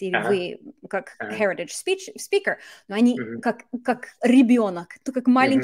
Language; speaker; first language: Russian; non-native, fluent; English